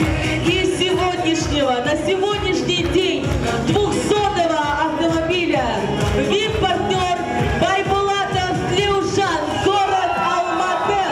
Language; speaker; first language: Russian; native; Russian